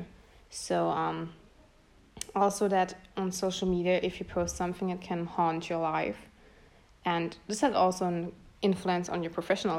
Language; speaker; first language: English; non-native, fluent; German